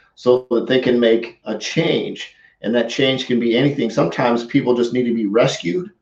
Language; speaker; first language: English; native; English